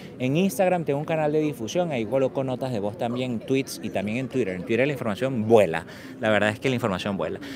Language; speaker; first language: Spanish; native; Spanish